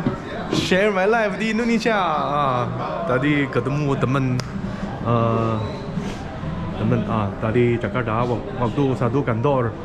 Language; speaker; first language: Indonesian; non-native, learner; Chinese